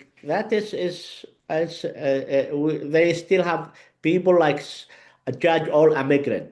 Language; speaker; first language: English; non-native, learner; Arabic